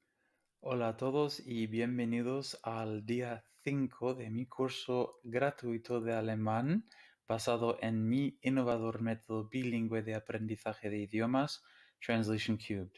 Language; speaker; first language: Spanish; non-native, fluent; English